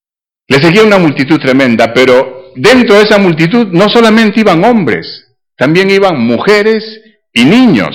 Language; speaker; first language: Spanish; native; Spanish